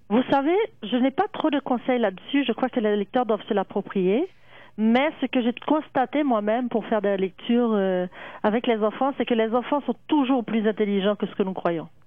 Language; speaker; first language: French; native; French